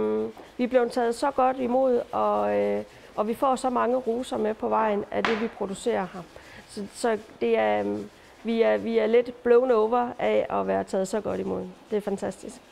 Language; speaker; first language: Danish; native; Danish